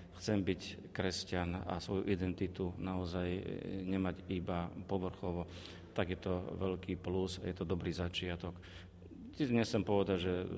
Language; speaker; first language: Slovak; native; Slovak